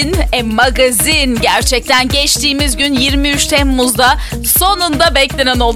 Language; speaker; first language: Turkish; native; Turkish